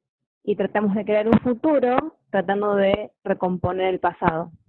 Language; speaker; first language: Spanish; native; Spanish